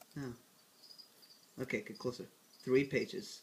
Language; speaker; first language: English; native; English